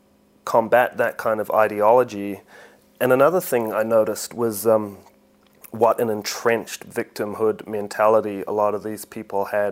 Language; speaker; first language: English; native; English